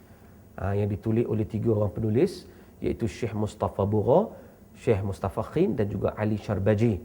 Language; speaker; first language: Malay; native; Malay